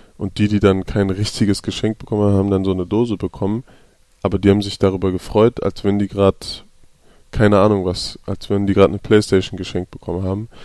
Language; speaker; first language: German; native; German